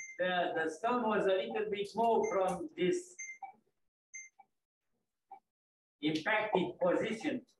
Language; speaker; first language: English; non-native, fluent; Romanian